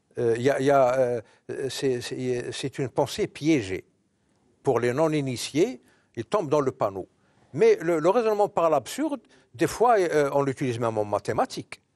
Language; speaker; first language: French; non-native, local second language; Arabic